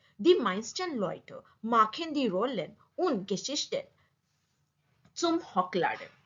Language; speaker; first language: German; non-native, learner; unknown